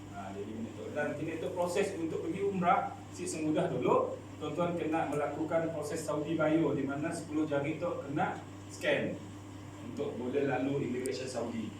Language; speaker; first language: Malay; native; Malay